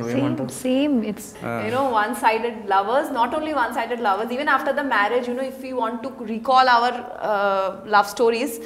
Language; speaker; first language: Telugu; non-native, local second language; Bangla